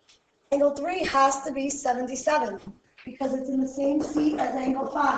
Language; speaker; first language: English; native; English